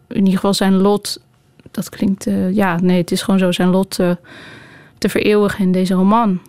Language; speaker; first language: Dutch; native; Dutch